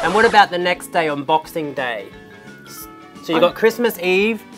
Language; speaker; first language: English; native; English